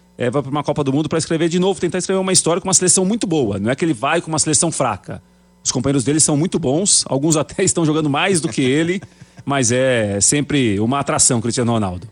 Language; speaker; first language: Portuguese; native; Portuguese